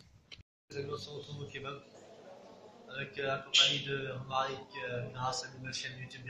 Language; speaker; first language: French; native; French